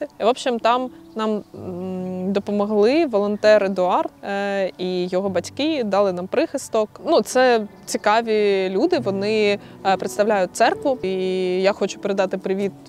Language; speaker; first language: Ukrainian; native; Ukrainian